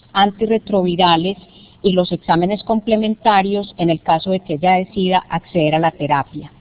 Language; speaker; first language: Spanish; native; Spanish